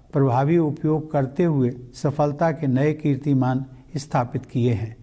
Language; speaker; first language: Hindi; native; Hindi